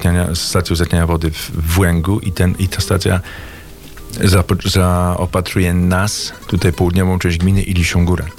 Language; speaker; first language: Polish; native; Polish